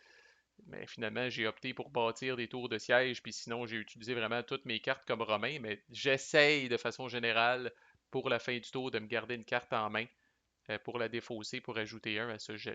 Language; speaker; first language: French; native; French